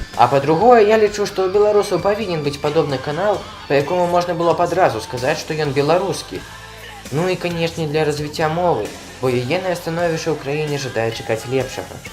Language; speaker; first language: Belarusian; non-native, local second language; Russian